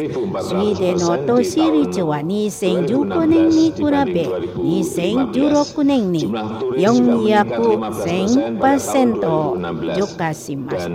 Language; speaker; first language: Japanese; non-native, fluent; Indonesian